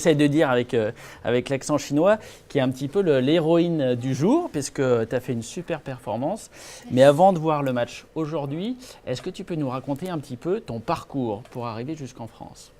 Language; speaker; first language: French; native; French